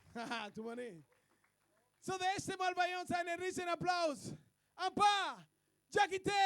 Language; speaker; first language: German; non-native, fluent; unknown